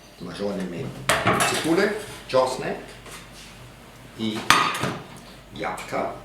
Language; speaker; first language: Polish; non-native, learner; German